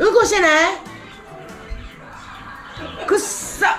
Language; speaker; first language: Chinese; non-native, learner; Japanese